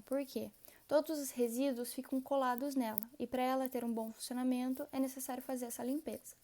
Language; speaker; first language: Portuguese; native; Portuguese